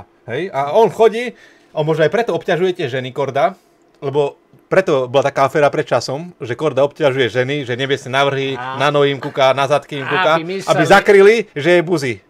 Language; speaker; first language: Slovak; native; Slovak